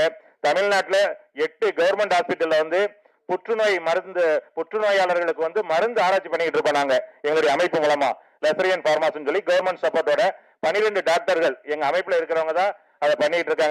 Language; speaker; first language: Tamil; native; Tamil